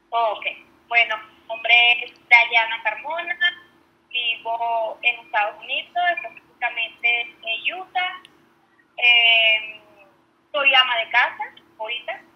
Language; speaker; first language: Spanish; native; Spanish